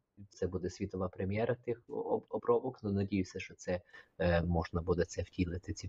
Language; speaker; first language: Ukrainian; early bilingual, heritage; Ukrainian